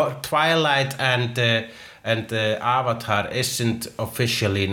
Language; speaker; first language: English; non-native, fluent; Icelandic